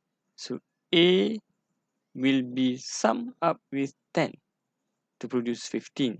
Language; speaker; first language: English; non-native, local second language; Malay